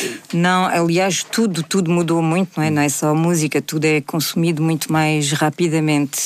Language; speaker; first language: Portuguese; native; Portuguese